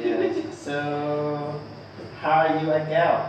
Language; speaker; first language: English; non-native, learner; Lao